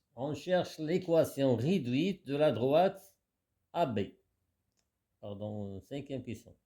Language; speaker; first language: French; non-native, local second language; Arabic